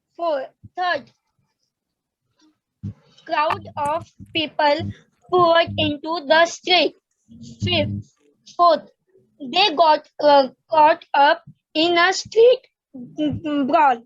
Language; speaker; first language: English; non-native, learner; Hindi